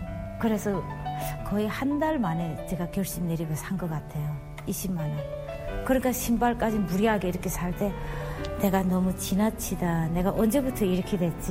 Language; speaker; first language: Korean; native; Korean